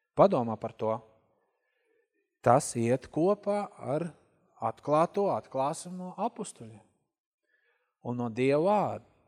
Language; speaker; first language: Latvian; native; Latvian